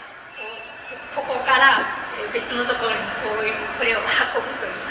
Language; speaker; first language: Japanese; native; Japanese